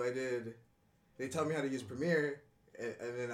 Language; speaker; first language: English; early bilingual, other home language; Indonesian